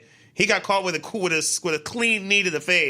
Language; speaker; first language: English; native; English